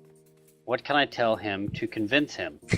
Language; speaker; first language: English; native; English